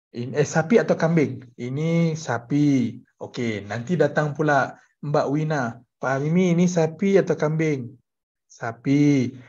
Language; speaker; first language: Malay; native; Malay